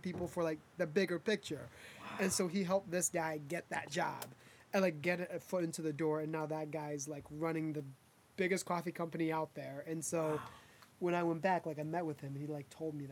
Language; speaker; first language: English; early bilingual, other home language; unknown